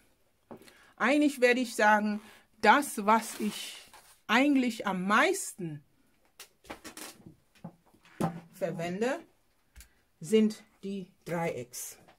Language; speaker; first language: German; non-native, fluent; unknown